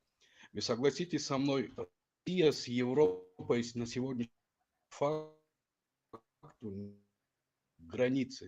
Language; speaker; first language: Russian; non-native, fluent; Tajik